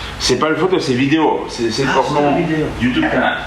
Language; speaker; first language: French; non-native, fluent; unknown